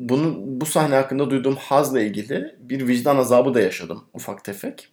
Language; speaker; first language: Turkish; native; Turkish